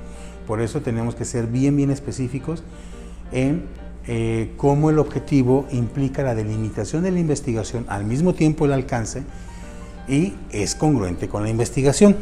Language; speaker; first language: Spanish; native; Spanish